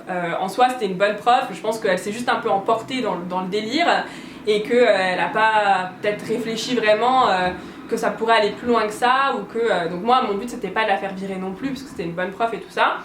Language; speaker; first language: French; native; French